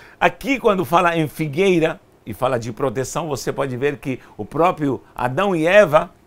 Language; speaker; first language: Portuguese; non-native, fluent; Spanish